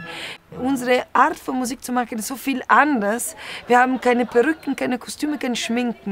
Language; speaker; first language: German; non-native, fluent; Bulgarian